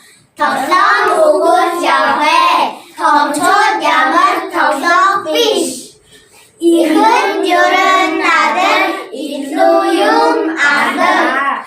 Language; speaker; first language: Mongolian; early bilingual, heritage; Mongolian